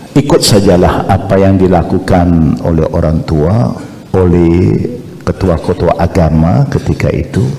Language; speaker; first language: Malay; non-native, local second language; Chinese